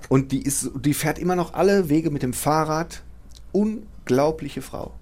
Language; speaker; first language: German; native; German